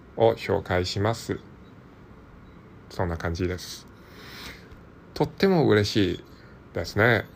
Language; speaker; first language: Japanese; non-native, learner; Cantonese